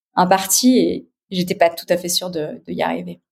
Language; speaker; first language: French; native; French